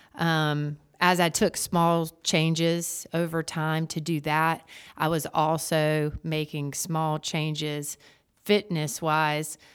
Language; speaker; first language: English; native; English